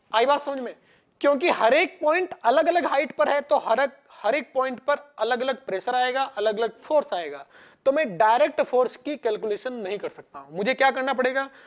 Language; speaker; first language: Hindi; non-native, local second language; Gujarati